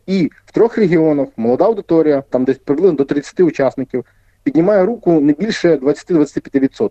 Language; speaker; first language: Ukrainian; non-native, local second language; Russian